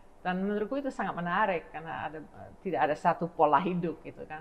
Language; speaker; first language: Indonesian; non-native, fluent; Dutch